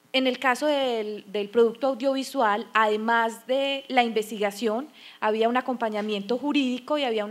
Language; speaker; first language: Spanish; native; Spanish